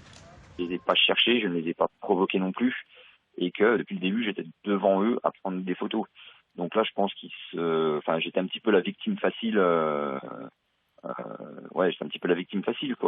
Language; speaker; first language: French; native; French